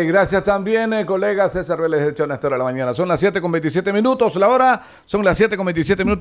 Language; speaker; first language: Spanish; native; Spanish